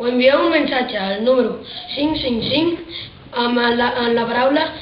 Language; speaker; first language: Catalan; non-native, learner; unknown